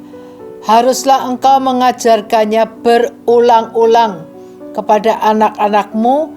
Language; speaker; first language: Indonesian; native; Indonesian